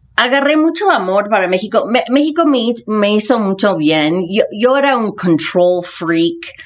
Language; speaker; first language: Spanish; non-native, fluent; English